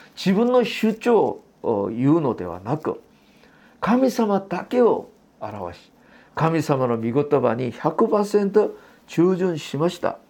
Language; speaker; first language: Japanese; non-native, fluent; Korean